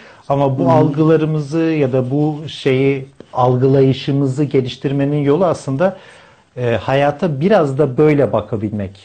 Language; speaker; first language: Turkish; native; Turkish